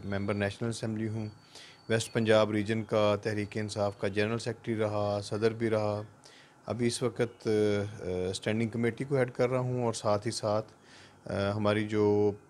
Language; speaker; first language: Urdu; non-native, local second language; Punjabi